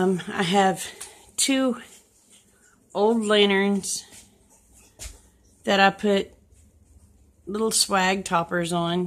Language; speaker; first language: English; native; English